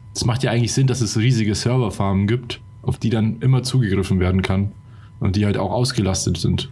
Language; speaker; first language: German; early bilingual, other home language; Polish